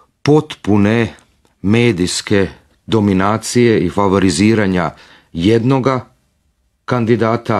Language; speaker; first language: Croatian; native; Croatian